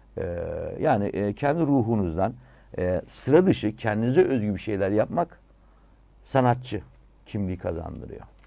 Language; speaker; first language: Turkish; native; Turkish